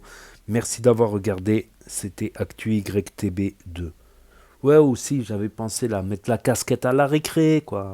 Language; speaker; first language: French; native; French